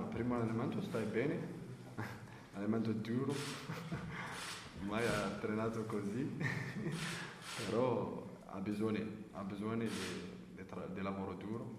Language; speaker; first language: Italian; non-native, learner; French